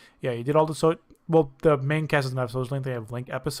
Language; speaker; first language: English; native; English